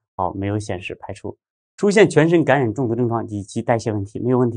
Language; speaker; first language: Chinese; native; Chinese